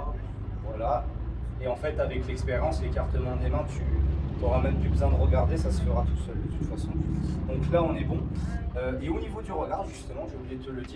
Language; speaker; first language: French; native; French